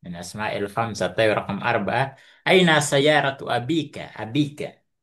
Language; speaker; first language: Arabic; non-native, fluent; Indonesian